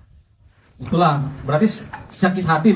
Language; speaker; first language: Indonesian; native; Indonesian